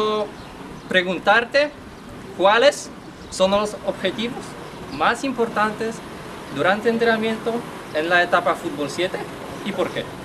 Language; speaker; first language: Spanish; non-native, learner; Polish